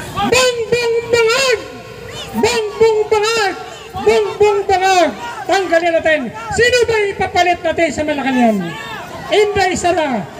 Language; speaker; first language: Filipino; non-native, local second language; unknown